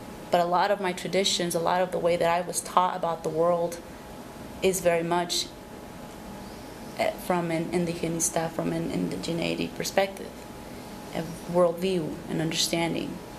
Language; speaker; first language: English; early bilingual, other home language; Spanish